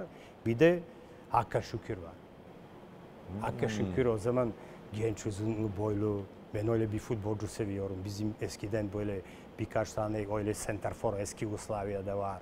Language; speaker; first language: Turkish; non-native, learner; Serbian